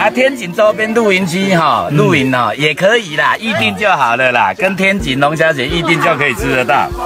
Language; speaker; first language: Chinese; native; Chinese